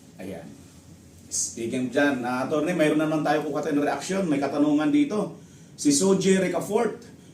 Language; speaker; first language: Filipino; native; Filipino